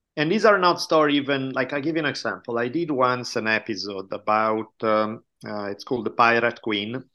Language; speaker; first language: English; non-native, fluent; Italian